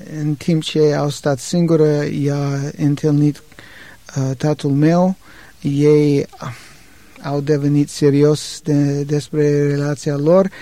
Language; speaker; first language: Romanian; non-native, learner; English